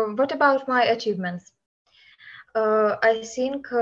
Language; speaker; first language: English; non-native, learner; Ukrainian